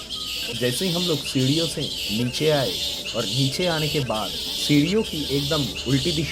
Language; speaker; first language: Hindi; non-native, local second language; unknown